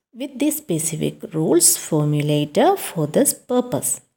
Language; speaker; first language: English; non-native, local second language; Malayalam